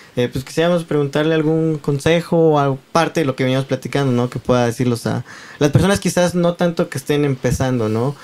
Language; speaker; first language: Spanish; native; Spanish